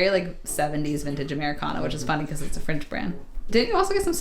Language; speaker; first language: English; native; English